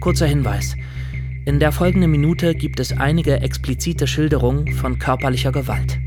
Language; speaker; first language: German; native; German